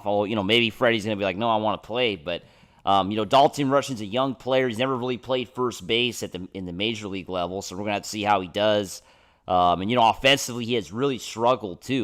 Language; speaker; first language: English; native; English